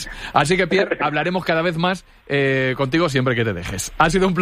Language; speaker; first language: Spanish; native; Spanish